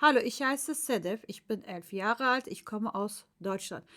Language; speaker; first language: German; non-native, fluent; Turkish